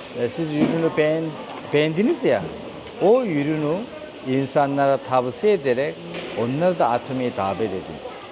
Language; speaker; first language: Turkish; non-native, fluent; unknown